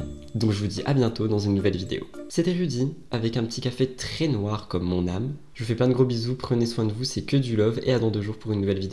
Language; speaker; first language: French; native; French